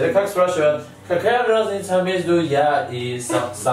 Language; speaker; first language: Russian; non-native, learner; Chinese